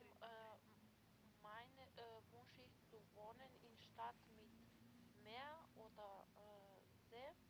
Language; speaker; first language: German; non-native, learner; Macedonian